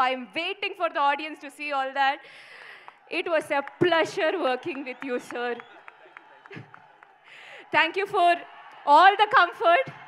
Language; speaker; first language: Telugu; non-native, fluent; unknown